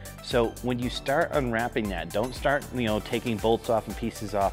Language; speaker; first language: English; native; English